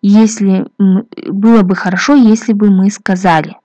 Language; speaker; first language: Russian; non-native, local second language; Kazakh